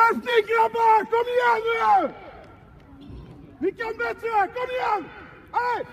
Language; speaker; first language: Swedish; non-native, fluent; French